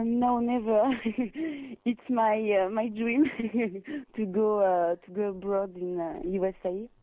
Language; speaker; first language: English; non-native, learner; French